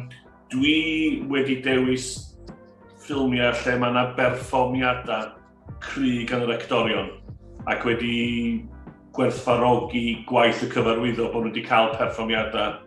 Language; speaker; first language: Welsh; native; Welsh